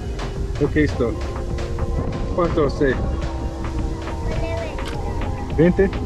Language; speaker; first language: Spanish; non-native, learner; English